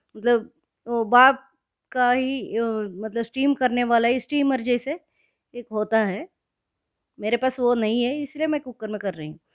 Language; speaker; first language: Hindi; non-native, local second language; Kannada